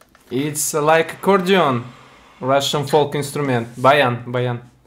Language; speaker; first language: English; non-native, learner; Russian